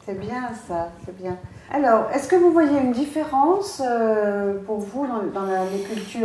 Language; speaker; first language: French; native; French